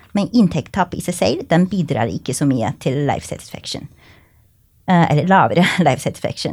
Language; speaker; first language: Norwegian; non-native, fluent; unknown